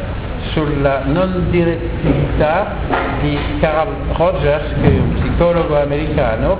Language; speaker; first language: Italian; non-native, learner; French